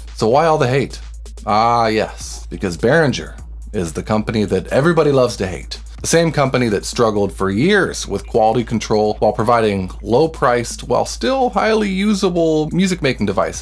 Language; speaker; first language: English; native; English